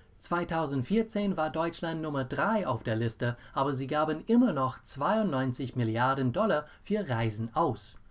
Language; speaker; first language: German; non-native, fluent; English